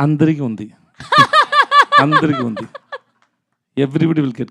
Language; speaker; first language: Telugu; non-native, learner; Tamil